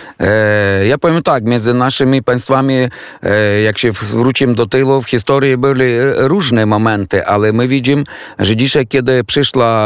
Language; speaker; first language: Polish; non-native, fluent; Ukrainian